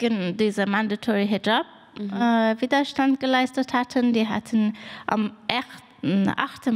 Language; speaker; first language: German; non-native, learner; Persian